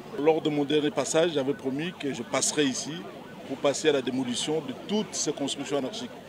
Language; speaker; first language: French; non-native, local second language; Lingala